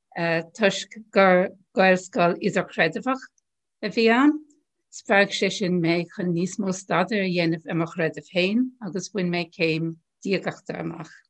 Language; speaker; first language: Irish; non-native, local second language; English